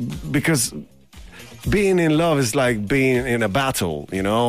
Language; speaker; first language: English; non-native, fluent; Italian